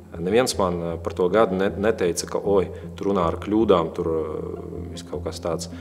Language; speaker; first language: Latvian; non-native, local second language; Russian